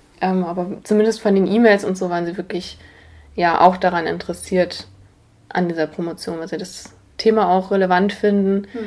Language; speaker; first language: German; native; German